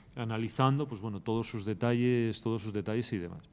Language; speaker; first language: Spanish; native; Spanish